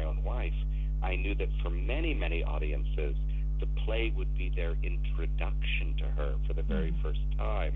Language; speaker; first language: English; native; English